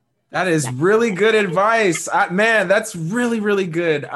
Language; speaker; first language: English; native; English